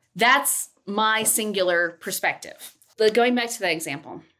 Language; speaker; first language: English; native; English